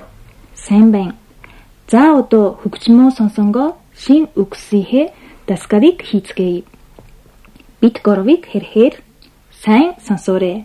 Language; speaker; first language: Mongolian; non-native, fluent; Japanese